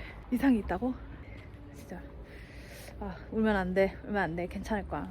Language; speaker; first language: Korean; native; Korean